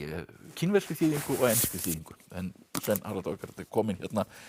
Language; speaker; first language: Icelandic; native; Icelandic